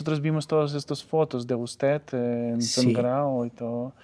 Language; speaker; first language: Spanish; non-native, fluent; Ukrainian